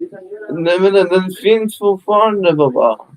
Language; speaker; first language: Swedish; early bilingual, other home language; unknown